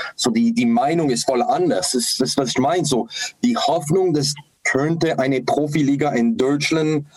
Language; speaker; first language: German; non-native, fluent; English